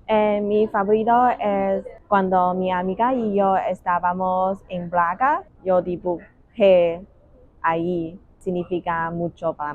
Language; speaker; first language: Spanish; non-native, learner; Chinese